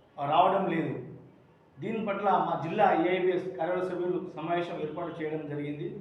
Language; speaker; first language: Telugu; non-native, local second language; Lambadi